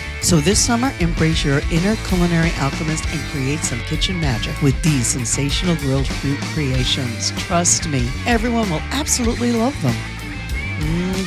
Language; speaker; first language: English; native; English